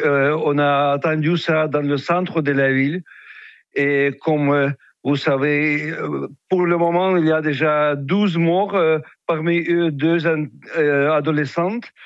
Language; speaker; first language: French; non-native, fluent; Russian